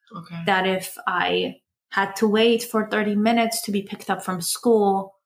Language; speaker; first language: English; early bilingual, other home language; Persian